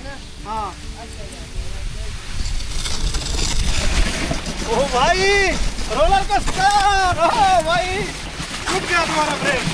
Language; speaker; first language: Hindi; non-native, learner; Bangla